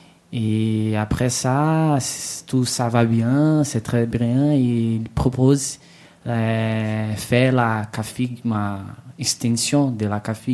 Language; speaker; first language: French; non-native, learner; Portuguese